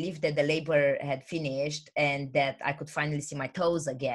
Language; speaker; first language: English; non-native, fluent; Romanian